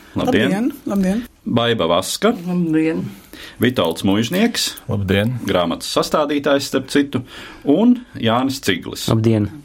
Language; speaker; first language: Latvian; native; Latvian